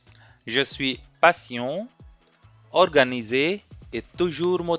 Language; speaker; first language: French; non-native, fluent; Hindi